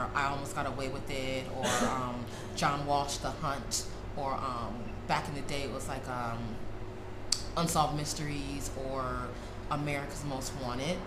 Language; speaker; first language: English; native; English